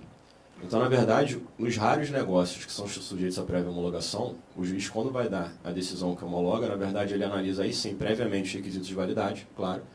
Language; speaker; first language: Portuguese; native; Portuguese